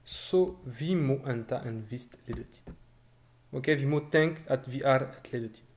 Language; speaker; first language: Norwegian; non-native, fluent; French